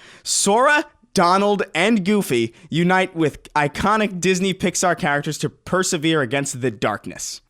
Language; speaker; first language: English; native; English